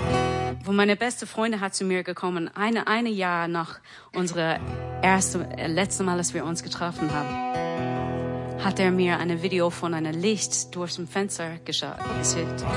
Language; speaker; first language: German; non-native, fluent; English